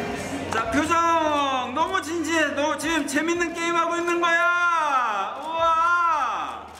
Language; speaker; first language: Korean; native; Korean